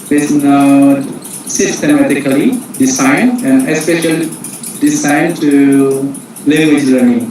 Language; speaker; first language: English; non-native, fluent; Indonesian